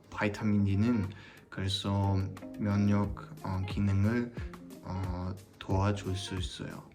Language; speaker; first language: Korean; non-native, learner; German